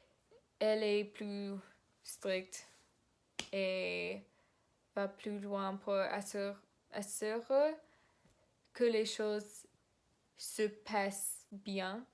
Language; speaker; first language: French; non-native, learner; English